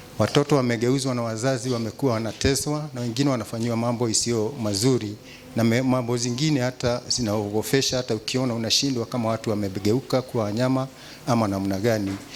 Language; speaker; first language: Swahili; non-native, local second language; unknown